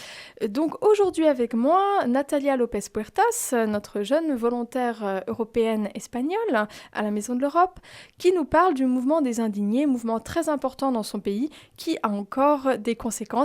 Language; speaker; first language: French; native; French